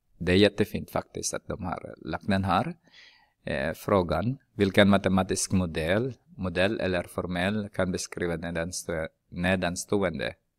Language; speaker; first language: Swedish; non-native, fluent; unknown